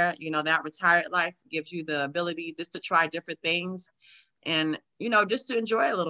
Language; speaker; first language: English; native; English